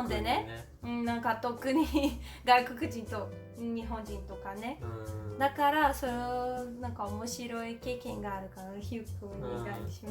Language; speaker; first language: Japanese; non-native, learner; Portuguese